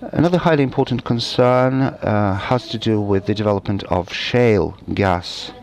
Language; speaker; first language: English; non-native, fluent; Russian